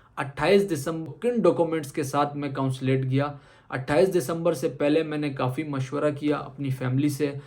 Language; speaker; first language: Urdu; native; Urdu